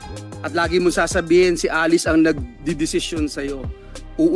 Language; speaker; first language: Filipino; native; Filipino